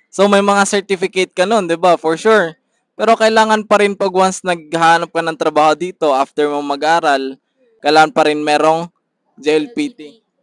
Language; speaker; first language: Filipino; native; Filipino